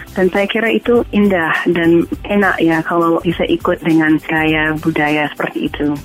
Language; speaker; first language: Indonesian; non-native, fluent; English